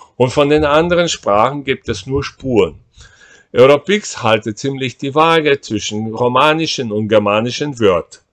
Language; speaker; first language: German; non-native, fluent; Portuguese